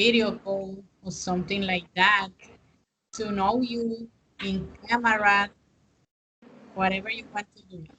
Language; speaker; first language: English; non-native, fluent; Spanish